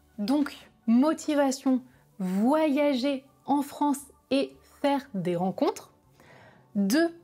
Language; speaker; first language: French; native; French